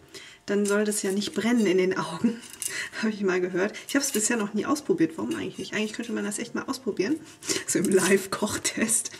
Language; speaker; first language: German; native; German